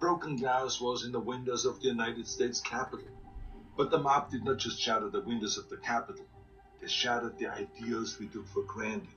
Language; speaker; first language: English; non-native, fluent; German